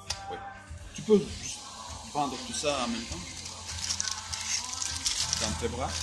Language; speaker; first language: French; non-native, fluent; Russian